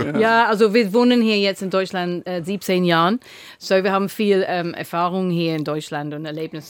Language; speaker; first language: German; non-native, fluent; English